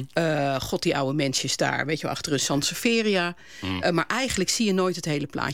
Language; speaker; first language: Dutch; native; Dutch